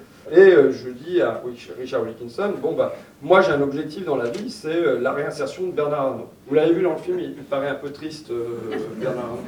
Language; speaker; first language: French; native; French